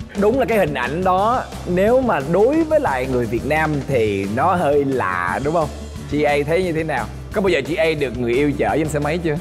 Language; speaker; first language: Vietnamese; native; Vietnamese